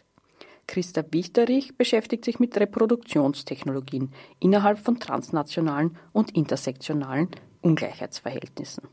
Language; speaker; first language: German; native; German